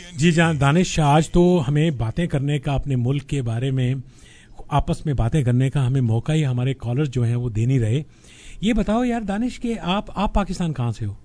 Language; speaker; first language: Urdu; native; Urdu